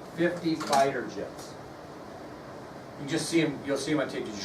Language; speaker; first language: English; native; English